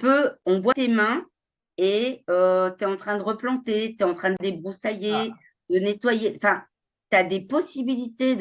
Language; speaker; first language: French; native; French